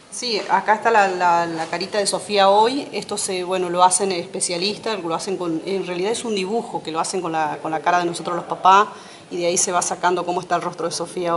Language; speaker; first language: Spanish; native; Spanish